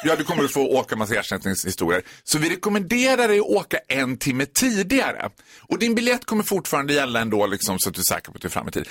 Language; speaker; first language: Swedish; native; Swedish